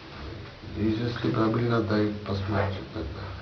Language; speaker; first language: Russian; non-native, learner; Bangla